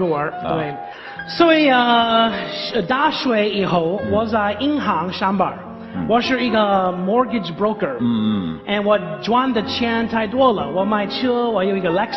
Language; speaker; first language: Chinese; non-native, learner; English